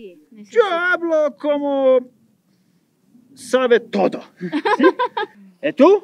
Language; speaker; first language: Spanish; non-native, learner; Serbian